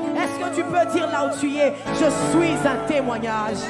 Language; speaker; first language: French; non-native, local second language; Lingala